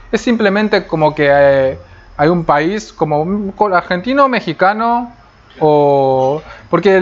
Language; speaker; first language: Spanish; non-native, fluent; Korean